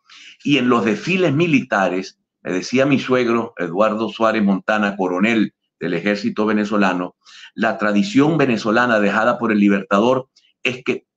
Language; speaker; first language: Spanish; native; Spanish